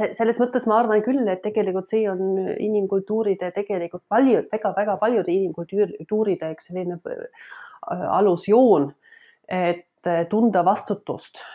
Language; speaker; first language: Estonian; non-native, fluent; German